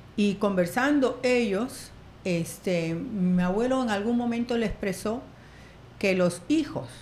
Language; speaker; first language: Spanish; native; Spanish